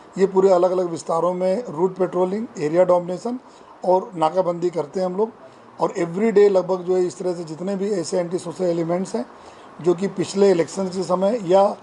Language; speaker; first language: Hindi; non-native, local second language; Gujarati